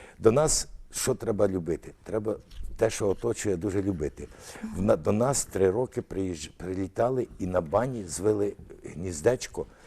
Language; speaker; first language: Ukrainian; early bilingual, other home language; Russian